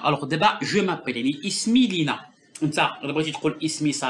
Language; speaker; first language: French; non-native, local second language; Arabic